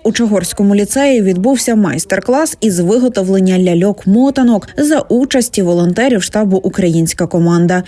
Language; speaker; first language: Ukrainian; native; Ukrainian